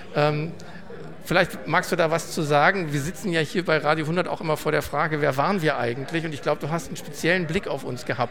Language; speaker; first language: German; native; German